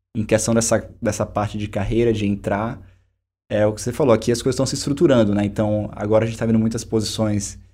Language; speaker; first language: Portuguese; native; Portuguese